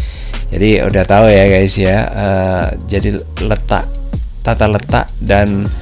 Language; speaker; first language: Indonesian; native; Indonesian